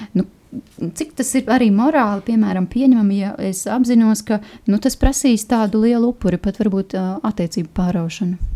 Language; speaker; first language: Latvian; native; Latvian